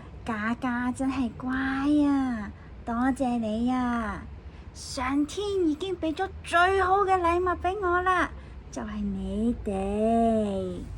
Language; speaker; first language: Cantonese; native; Cantonese